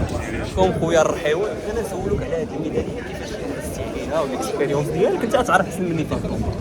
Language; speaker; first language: Arabic; native; Arabic